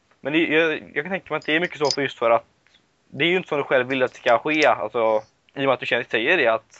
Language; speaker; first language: Swedish; native; Swedish